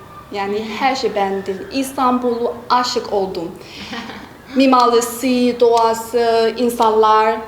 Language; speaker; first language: Turkish; non-native, learner; Chinese